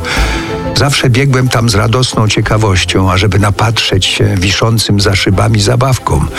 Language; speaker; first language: Polish; native; Polish